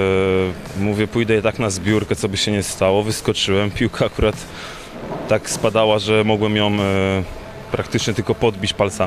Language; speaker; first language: Polish; native; Polish